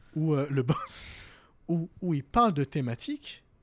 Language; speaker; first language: French; native; French